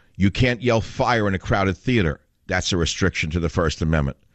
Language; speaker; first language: English; native; English